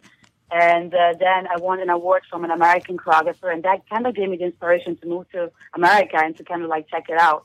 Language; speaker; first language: English; non-native, fluent; Italian